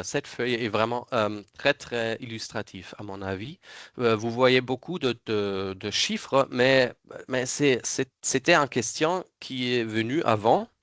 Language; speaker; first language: French; non-native, fluent; German